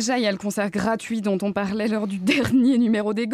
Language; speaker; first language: French; native; French